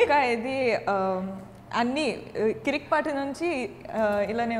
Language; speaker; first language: Telugu; non-native, learner; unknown